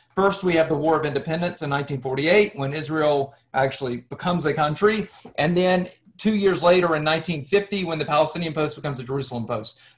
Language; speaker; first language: English; native; English